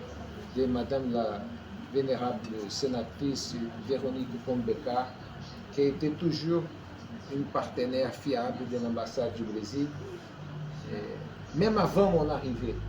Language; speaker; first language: French; non-native, fluent; Portuguese